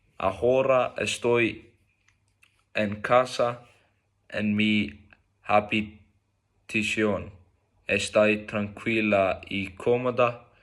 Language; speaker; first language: Spanish; non-native, learner; Icelandic